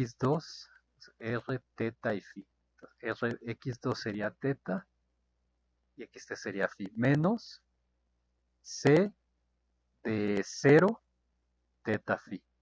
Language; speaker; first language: Spanish; native; Spanish